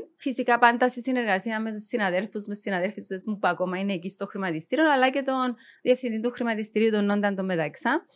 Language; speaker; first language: Greek; native; Greek